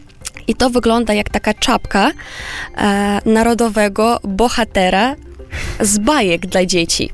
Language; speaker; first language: Polish; non-native, fluent; Romanian